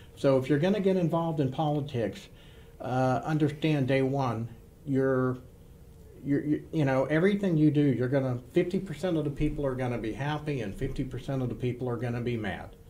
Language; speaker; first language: English; native; English